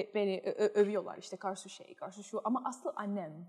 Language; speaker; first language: Turkish; early bilingual, heritage; Turkish